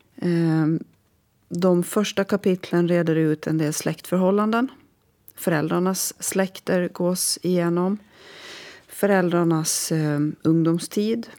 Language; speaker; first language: Swedish; native; Swedish